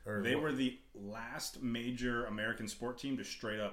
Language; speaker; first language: English; native; English